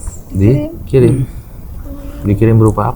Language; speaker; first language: Indonesian; native; Indonesian